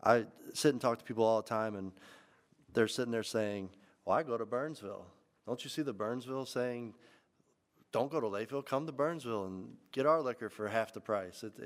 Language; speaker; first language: English; native; English